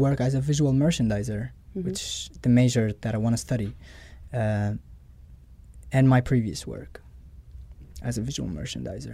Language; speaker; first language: English; non-native, fluent; Arabic